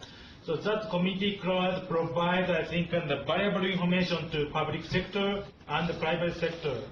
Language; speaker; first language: English; non-native, fluent; Japanese